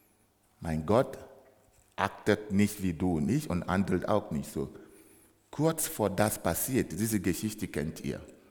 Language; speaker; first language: German; non-native, fluent; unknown